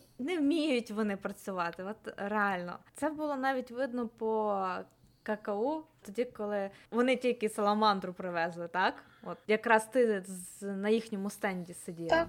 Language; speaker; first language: Ukrainian; native; Ukrainian